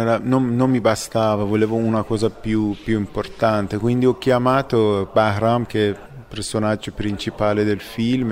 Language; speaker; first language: Italian; non-native, fluent; Persian